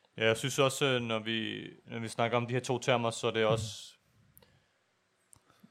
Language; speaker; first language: Danish; early bilingual, other home language; Urdu